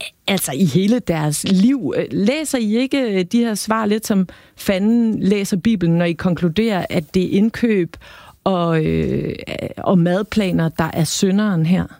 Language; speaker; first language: Danish; native; Danish